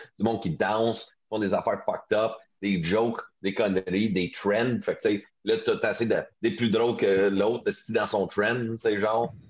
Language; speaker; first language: French; non-native, local second language; English